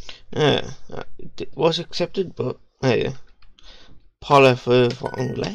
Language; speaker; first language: English; native; English